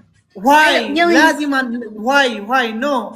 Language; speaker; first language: English; non-native, learner; Arabic